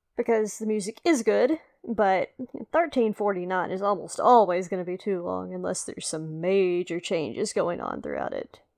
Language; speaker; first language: English; native; English